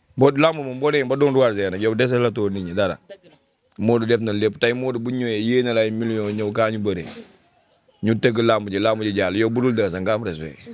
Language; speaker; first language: Wolof; non-native, local second language; Fula